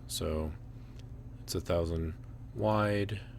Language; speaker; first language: English; native; English